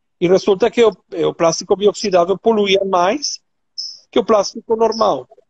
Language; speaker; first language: Portuguese; non-native, fluent; Spanish